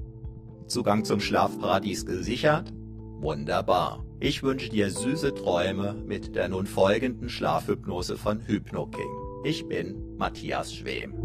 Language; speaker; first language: German; native; German